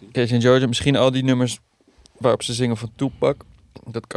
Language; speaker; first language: Dutch; native; Dutch